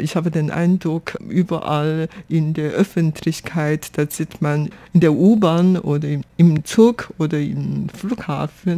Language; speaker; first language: German; non-native, fluent; Chinese